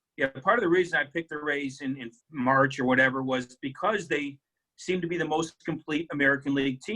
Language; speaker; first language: English; native; English